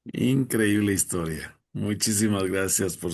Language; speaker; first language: Spanish; native; Spanish